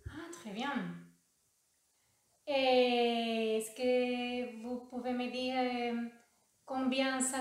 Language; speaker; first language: French; non-native, learner; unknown